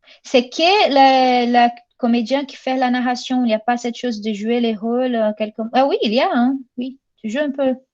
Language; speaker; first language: French; non-native, fluent; Portuguese